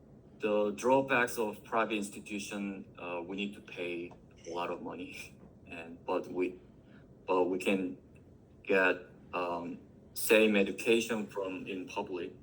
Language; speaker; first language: English; non-native, learner; Korean